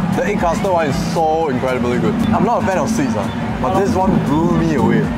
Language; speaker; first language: English; native; English